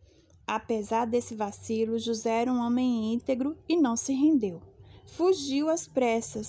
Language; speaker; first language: Portuguese; native; Portuguese